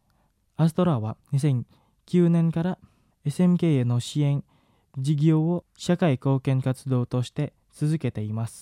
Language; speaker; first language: Japanese; non-native, fluent; Indonesian